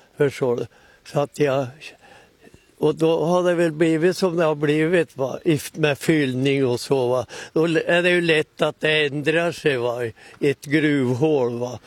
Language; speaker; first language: Swedish; native; Swedish